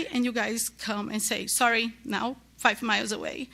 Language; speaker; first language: English; non-native, learner; Portuguese